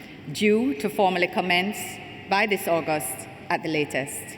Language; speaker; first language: English; native; English